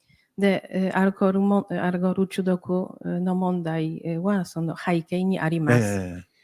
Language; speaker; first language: Japanese; non-native, fluent; Polish